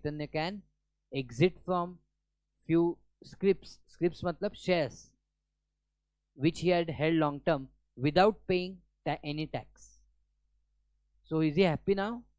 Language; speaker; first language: English; non-native, local second language; Hindi